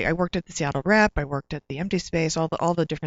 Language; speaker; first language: English; native; English